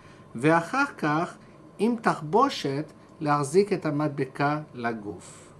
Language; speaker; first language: Hebrew; non-native, fluent; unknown